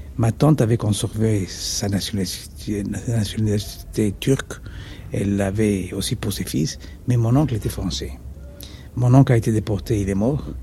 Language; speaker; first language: French; non-native, fluent; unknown